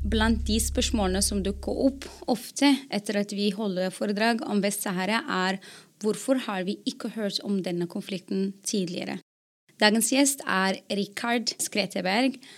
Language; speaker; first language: Norwegian; non-native, fluent; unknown